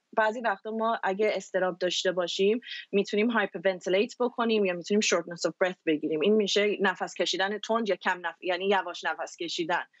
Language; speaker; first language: Persian; early bilingual, heritage; Persian